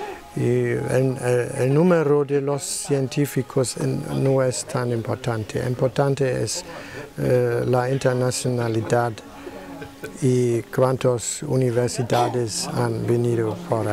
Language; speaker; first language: Spanish; non-native, learner; German